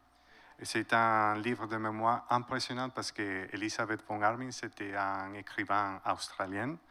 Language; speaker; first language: French; non-native, fluent; Spanish